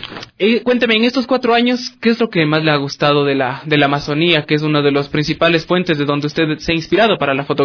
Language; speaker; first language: Spanish; native; Spanish